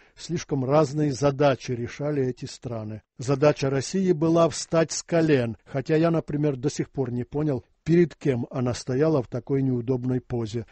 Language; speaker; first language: Russian; non-native, local second language; Ukrainian